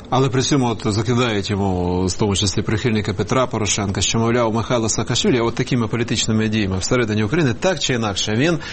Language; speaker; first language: Ukrainian; native; Ukrainian